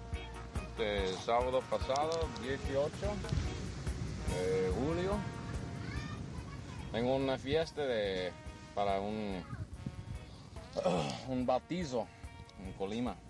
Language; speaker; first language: Spanish; non-native, learner; English